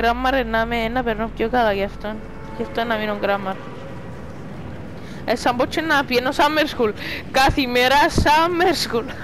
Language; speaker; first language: Greek; native; Greek